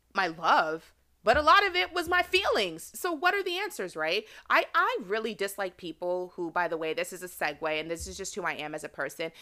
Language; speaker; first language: English; native; English